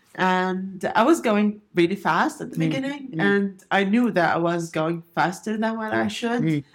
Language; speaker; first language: English; non-native, fluent; Arabic